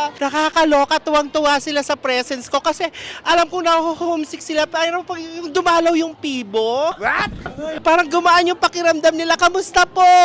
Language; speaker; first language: Filipino; native; Filipino